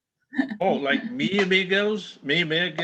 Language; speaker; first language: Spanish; non-native, learner; English